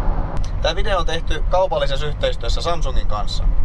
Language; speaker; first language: Finnish; native; Finnish